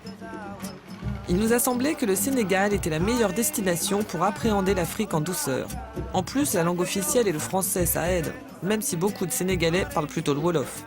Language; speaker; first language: French; native; French